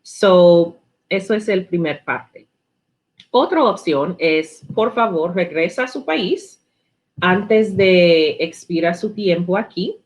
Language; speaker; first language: Spanish; non-native, learner; English